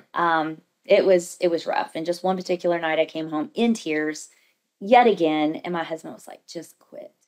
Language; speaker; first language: English; native; English